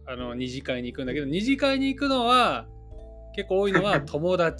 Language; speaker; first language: Japanese; native; Japanese